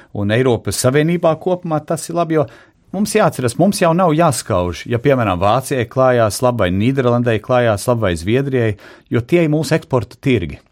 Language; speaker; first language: Latvian; early bilingual, heritage; Latvian